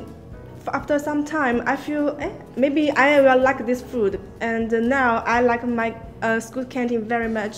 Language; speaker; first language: English; non-native, learner; Chinese